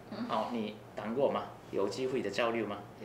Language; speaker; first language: Chinese; non-native, learner; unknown